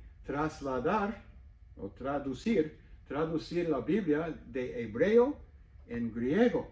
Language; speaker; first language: Spanish; non-native, fluent; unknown